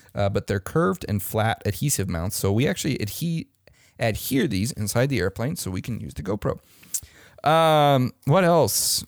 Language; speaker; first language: English; native; English